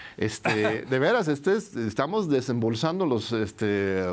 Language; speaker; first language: Spanish; non-native, fluent; English